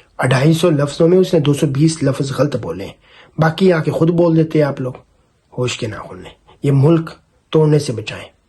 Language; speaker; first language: Urdu; non-native, local second language; Punjabi